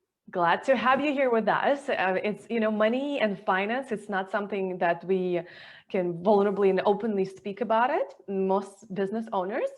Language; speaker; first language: English; non-native, fluent; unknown